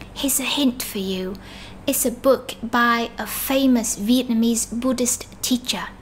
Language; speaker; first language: English; non-native, fluent; Vietnamese